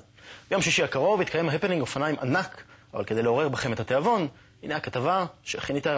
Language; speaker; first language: Hebrew; native; Hebrew